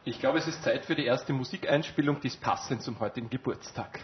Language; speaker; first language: German; native; German